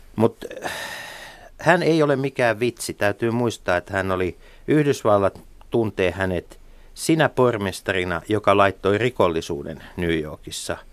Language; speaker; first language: Finnish; native; Finnish